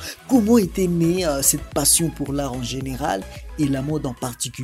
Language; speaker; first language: French; non-native, fluent; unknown